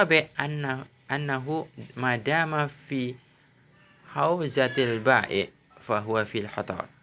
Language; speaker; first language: Arabic; non-native, fluent; Indonesian